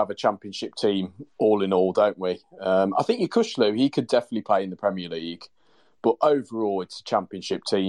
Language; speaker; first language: English; native; English